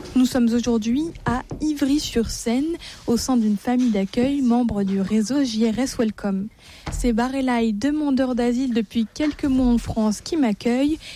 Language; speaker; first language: French; native; French